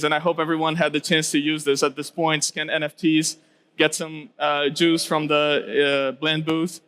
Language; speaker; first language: English; non-native, local second language; Portuguese